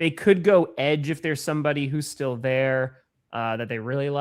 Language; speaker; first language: English; native; English